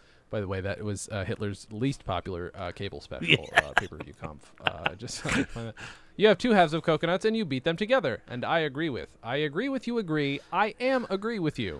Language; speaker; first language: English; native; English